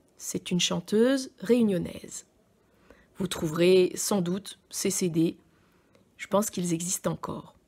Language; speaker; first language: French; native; French